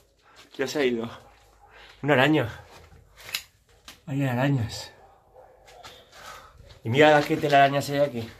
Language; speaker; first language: Spanish; native; Spanish